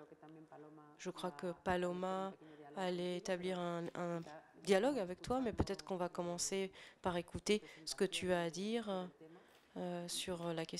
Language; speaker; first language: French; non-native, fluent; Spanish